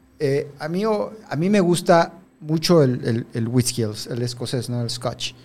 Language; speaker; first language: Spanish; native; Spanish